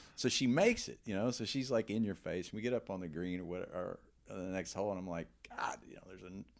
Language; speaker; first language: English; native; English